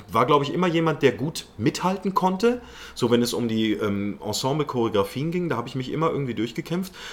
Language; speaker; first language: German; early bilingual, other home language; Arabic